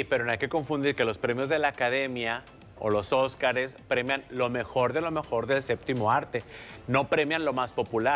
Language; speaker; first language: Spanish; native; Spanish